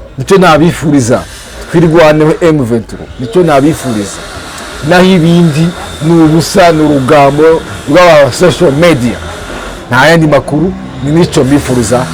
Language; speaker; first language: Kinyarwanda; native; Kinyarwanda